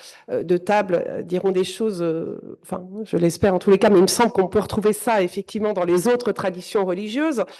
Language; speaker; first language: French; native; French